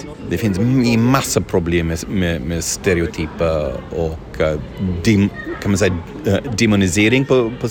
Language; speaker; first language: Swedish; non-native, fluent; English